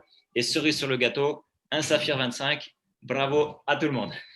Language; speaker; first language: French; native; French